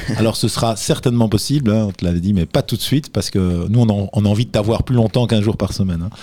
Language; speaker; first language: French; native; French